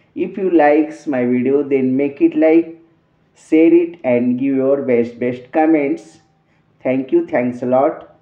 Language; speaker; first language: English; non-native, local second language; Marathi